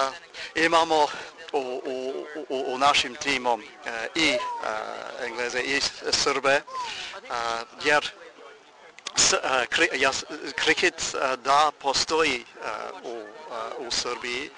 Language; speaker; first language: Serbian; non-native, learner; English